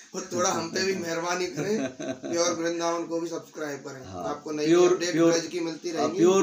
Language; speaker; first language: Hindi; native; Hindi